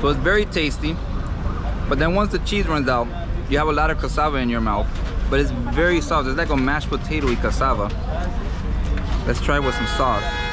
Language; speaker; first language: English; early bilingual, other home language; Spanish